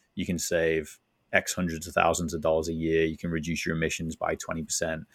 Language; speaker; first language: English; native; English